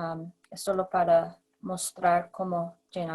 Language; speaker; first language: Spanish; non-native, fluent; English